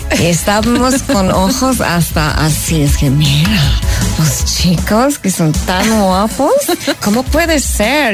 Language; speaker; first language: Spanish; non-native, fluent; English